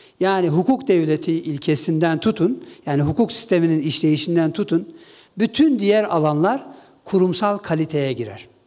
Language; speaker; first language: Turkish; non-native, local second language; Kurdish